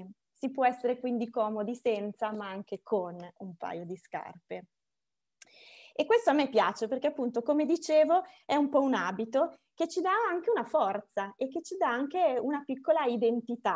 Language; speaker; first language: Italian; native; Italian